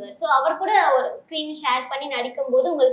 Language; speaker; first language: Tamil; native; Tamil